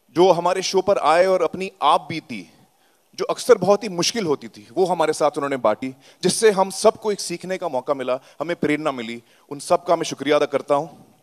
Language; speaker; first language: Hindi; native; Hindi